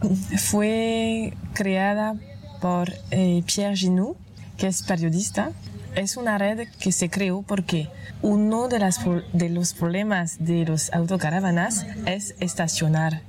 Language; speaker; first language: Spanish; non-native, fluent; French